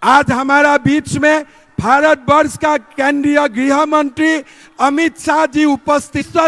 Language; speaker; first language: Hindi; non-native, local second language; Assamese